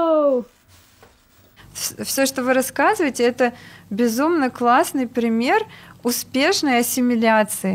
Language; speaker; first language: Russian; native; Russian